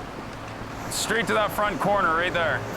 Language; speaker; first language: English; native; English